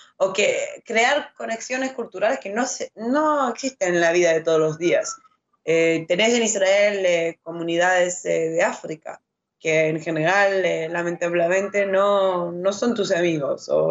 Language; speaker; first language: Spanish; non-native, fluent; French